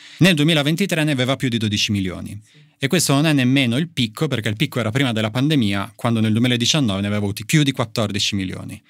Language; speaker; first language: Italian; native; Italian